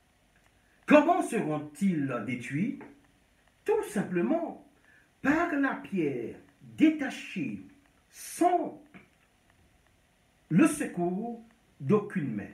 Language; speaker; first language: French; non-native, local second language; Haitian Creole